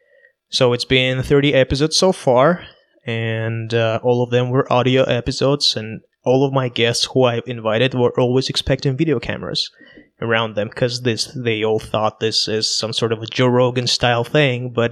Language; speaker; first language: English; non-native, fluent; Russian